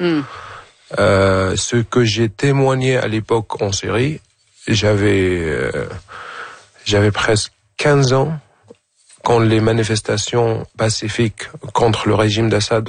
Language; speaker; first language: French; non-native, fluent; Arabic